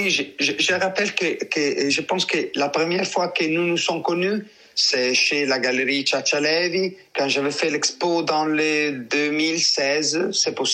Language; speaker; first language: French; non-native, learner; Italian